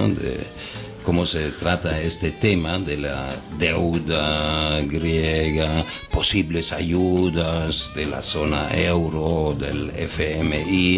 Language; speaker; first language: Spanish; non-native, fluent; German